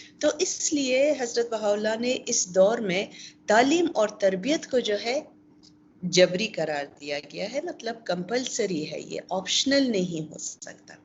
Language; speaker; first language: Urdu; non-native, local second language; Pashto